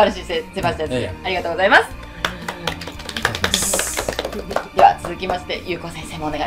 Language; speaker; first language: Japanese; native; Japanese